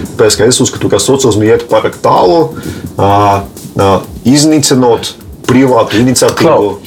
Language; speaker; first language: Latvian; non-native, local second language; Russian